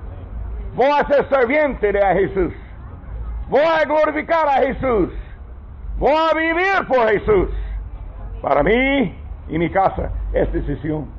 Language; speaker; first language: Spanish; non-native, learner; English